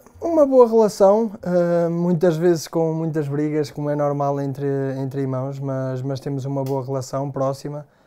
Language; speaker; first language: Portuguese; native; Portuguese